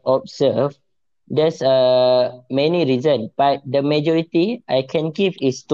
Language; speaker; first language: English; non-native, local second language; Malay